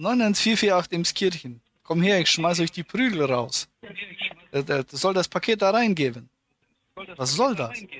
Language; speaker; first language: German; native; German